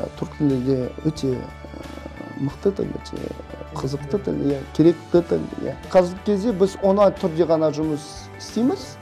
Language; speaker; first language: Kazakh; non-native, local second language; Russian